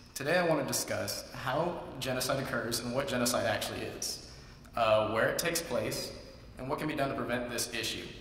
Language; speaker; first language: English; native; English